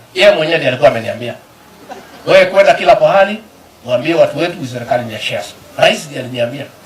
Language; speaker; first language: Swahili; non-native, local second language; Kikuyu